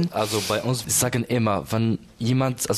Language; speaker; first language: German; non-native, learner; Arabic